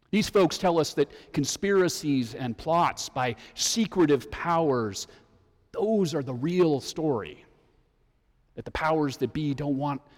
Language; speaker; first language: English; native; English